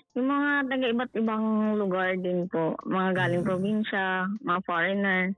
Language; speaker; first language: Filipino; native; Filipino